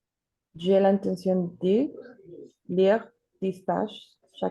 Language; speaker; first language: French; non-native, learner; Spanish